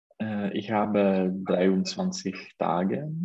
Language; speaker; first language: German; non-native, learner; Czech